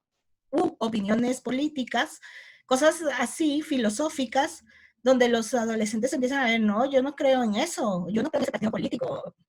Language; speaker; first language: Spanish; native; Spanish